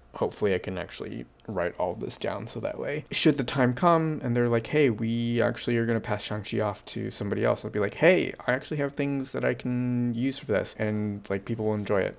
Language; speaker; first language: English; early bilingual, other home language; Chinese